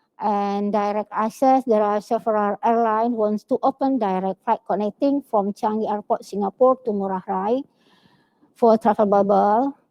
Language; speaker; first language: English; non-native, learner; Indonesian